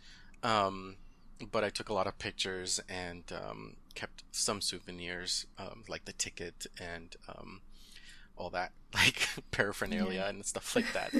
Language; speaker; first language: English; early bilingual, other home language; Spanish